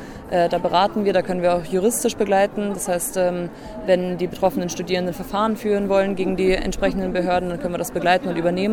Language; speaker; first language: German; native; German